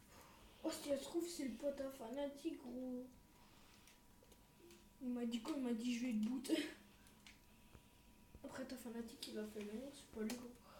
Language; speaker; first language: French; native; French